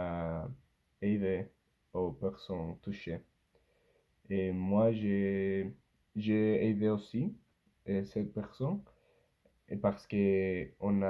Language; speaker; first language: French; non-native, learner; Spanish